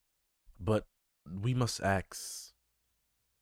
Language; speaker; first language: English; native; English